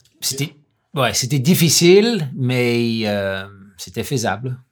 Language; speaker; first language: French; non-native, learner; English